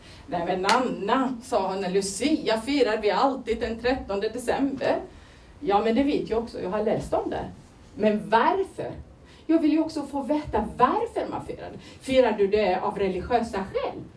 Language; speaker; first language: Swedish; non-native, fluent; Turoyo